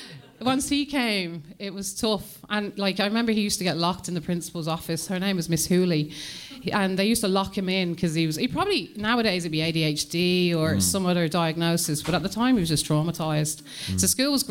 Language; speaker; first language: English; native; English